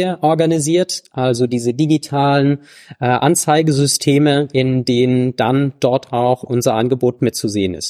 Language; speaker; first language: German; native; German